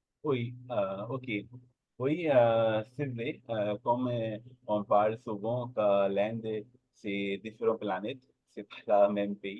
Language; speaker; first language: French; non-native, learner; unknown